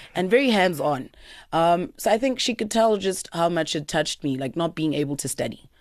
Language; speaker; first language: English; native; English